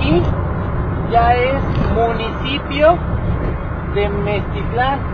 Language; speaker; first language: Spanish; native; Spanish